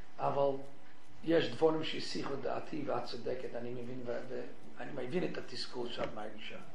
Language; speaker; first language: Hebrew; non-native, fluent; English